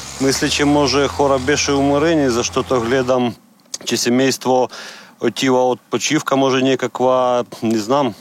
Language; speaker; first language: Bulgarian; non-native, learner; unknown